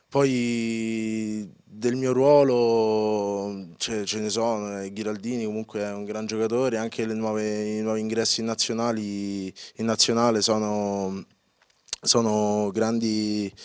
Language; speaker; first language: Italian; native; Italian